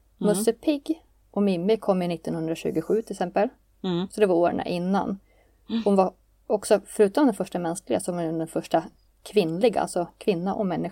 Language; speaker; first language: Swedish; native; Swedish